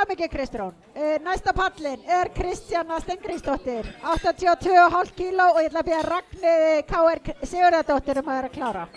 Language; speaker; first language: Icelandic; native; Icelandic